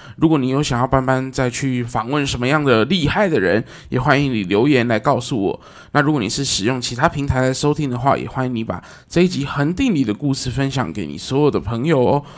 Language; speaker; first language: Chinese; native; Chinese